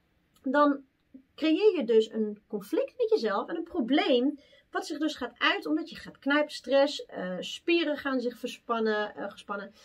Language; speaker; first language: Dutch; native; Dutch